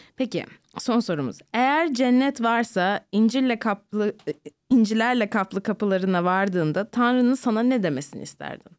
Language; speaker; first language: Turkish; native; Turkish